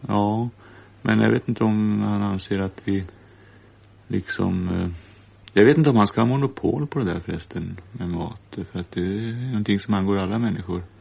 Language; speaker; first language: Swedish; native; Swedish